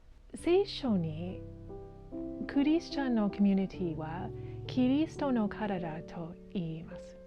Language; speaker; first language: Japanese; non-native, learner; English